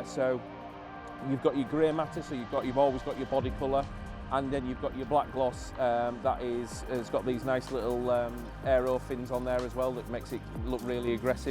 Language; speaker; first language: English; native; English